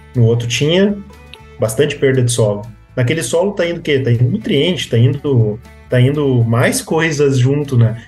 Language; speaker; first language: Portuguese; native; Portuguese